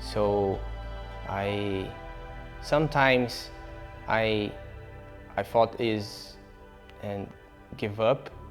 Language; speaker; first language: English; non-native, learner; Portuguese